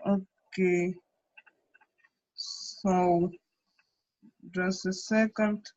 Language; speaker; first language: English; non-native, fluent; Russian